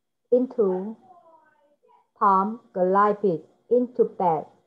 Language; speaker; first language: English; non-native, learner; Vietnamese